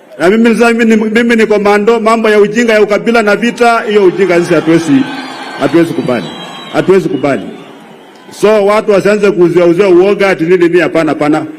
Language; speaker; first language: Swahili; non-native, local second language; Luyia